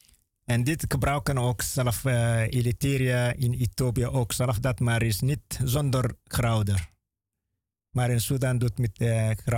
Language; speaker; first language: Dutch; non-native, learner; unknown